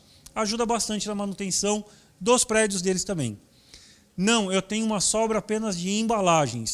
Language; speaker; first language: Portuguese; native; Portuguese